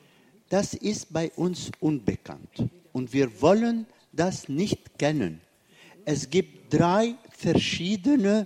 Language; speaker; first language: German; non-native, fluent; Arabic